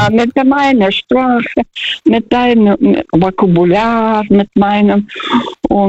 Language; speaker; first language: German; non-native, fluent; Russian